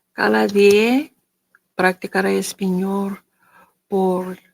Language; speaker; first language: Spanish; non-native, learner; English